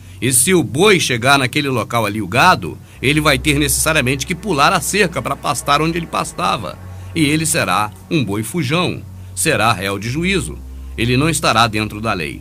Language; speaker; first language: Portuguese; native; Portuguese